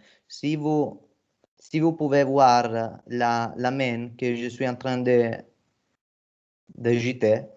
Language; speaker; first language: French; non-native, fluent; Italian